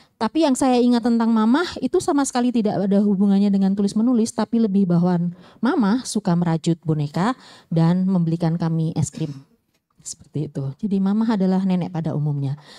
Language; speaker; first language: Indonesian; native; Indonesian